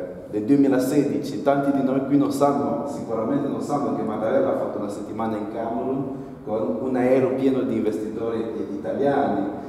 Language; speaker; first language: Italian; non-native, fluent; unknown